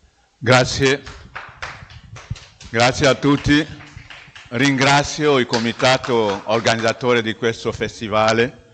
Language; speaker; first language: Italian; non-native, fluent; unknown